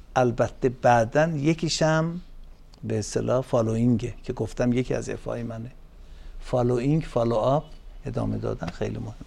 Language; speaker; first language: Persian; native; Persian